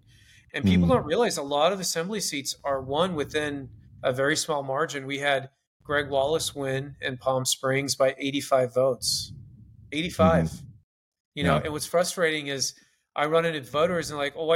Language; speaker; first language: English; native; English